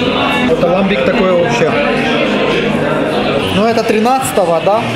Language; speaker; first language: Russian; native; Russian